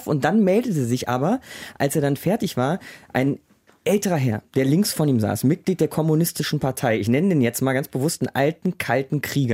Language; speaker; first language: German; native; German